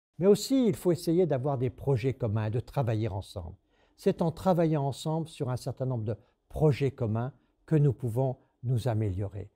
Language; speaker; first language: French; native; French